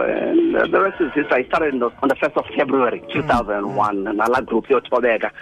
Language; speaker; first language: English; non-native, local second language; Xhosa